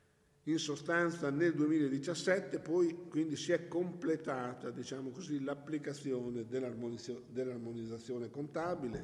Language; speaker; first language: Italian; native; Italian